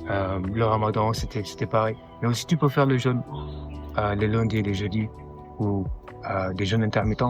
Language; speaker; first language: French; non-native, local second language; Wolof